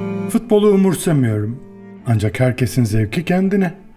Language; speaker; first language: English; non-native, fluent; Turkish